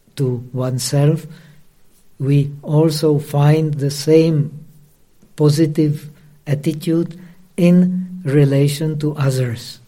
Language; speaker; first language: English; non-native, fluent; Czech